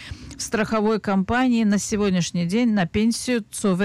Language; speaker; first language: Russian; native; Russian